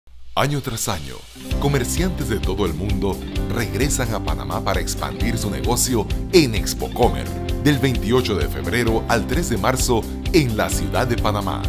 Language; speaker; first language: Spanish; native; Spanish